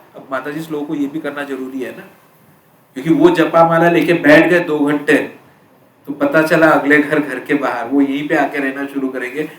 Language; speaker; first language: Hindi; non-native, local second language; Marathi